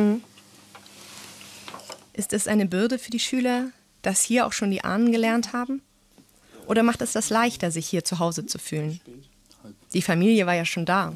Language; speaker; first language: German; native; German